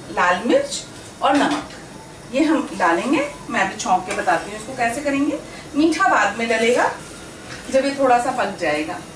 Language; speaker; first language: Hindi; native; Hindi